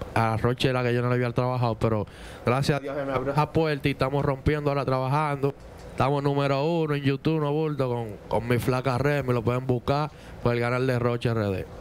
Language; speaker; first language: Spanish; native; Spanish